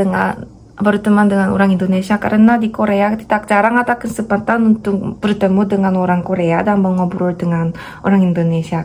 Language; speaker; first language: Indonesian; non-native, learner; Korean